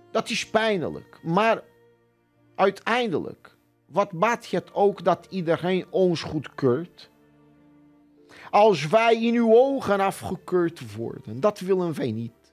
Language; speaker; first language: Dutch; non-native, fluent; Portuguese